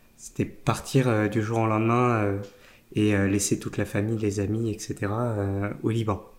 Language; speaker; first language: French; native; French